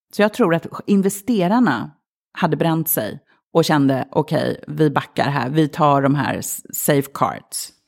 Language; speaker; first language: Swedish; early bilingual, other home language; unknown